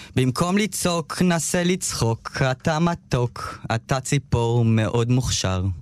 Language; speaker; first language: Hebrew; early bilingual, other home language; Russian